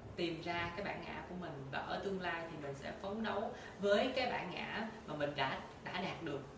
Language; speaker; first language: Vietnamese; native; Vietnamese